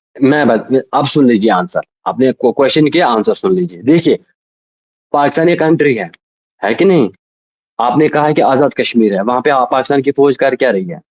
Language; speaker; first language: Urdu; non-native, local second language; Kashmiri